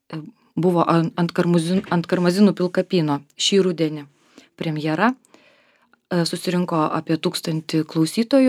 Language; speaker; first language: Lithuanian; native; Lithuanian